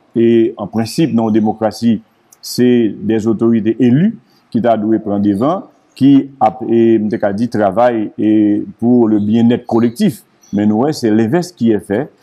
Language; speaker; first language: French; non-native, local second language; Haitian Creole